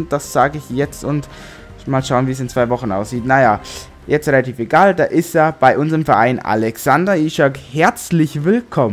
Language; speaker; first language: German; native; German